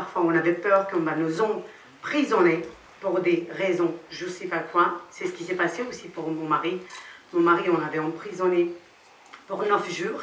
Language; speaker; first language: French; non-native, fluent; Romany